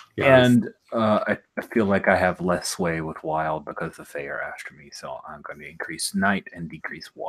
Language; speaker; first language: English; native; English